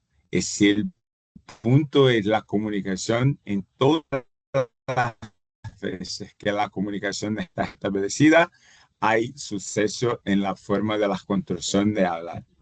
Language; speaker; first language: Spanish; non-native, fluent; Portuguese